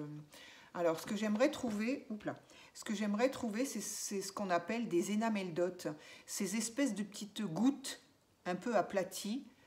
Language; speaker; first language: French; native; French